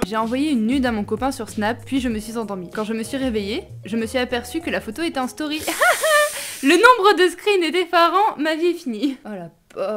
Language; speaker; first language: French; native; French